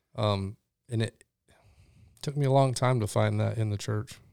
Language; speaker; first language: English; native; English